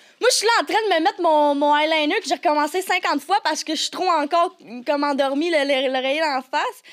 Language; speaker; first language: French; native; French